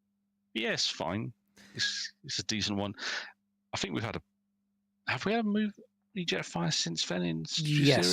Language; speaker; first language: English; native; English